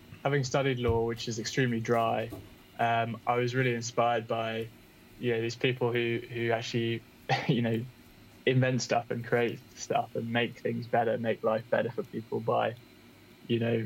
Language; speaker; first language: English; native; English